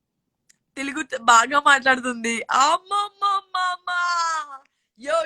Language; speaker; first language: Telugu; non-native, learner; Gujarati